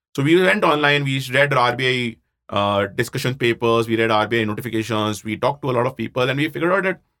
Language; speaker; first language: English; non-native, local second language; Hindi